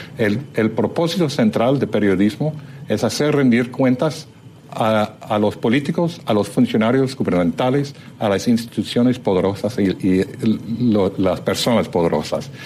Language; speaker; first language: Spanish; non-native, fluent; English